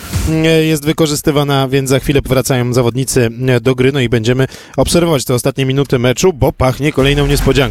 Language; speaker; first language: Polish; native; Polish